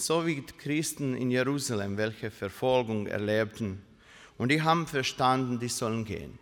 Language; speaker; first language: German; non-native, learner; Croatian